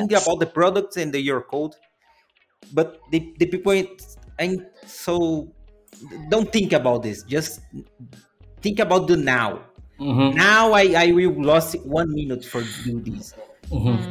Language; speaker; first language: English; non-native, learner; Portuguese